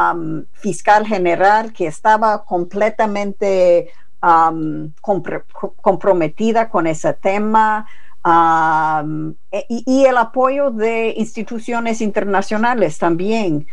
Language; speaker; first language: Spanish; non-native, fluent; English